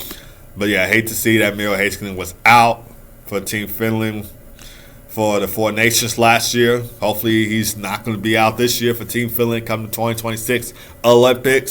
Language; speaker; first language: English; native; English